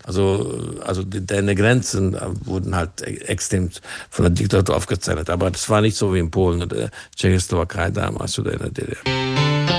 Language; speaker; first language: German; non-native, fluent; Hungarian